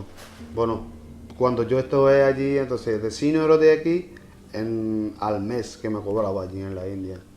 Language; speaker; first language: Spanish; non-native, learner; Punjabi